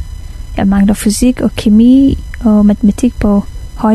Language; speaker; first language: Danish; non-native, fluent; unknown